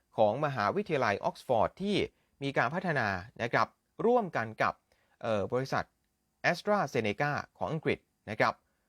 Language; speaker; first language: Thai; native; Thai